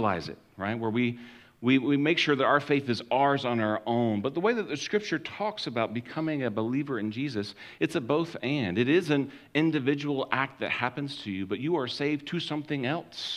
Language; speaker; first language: English; native; English